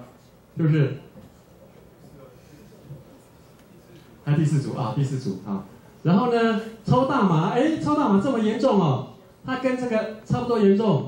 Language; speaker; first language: Chinese; native; Chinese